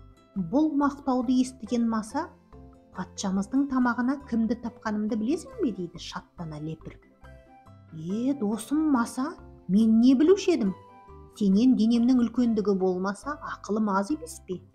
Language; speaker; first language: Kazakh; native; Kazakh